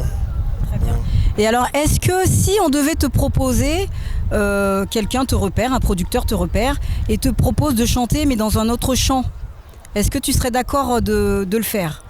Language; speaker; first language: French; native; French